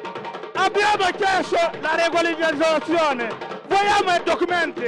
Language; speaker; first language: Italian; non-native, fluent; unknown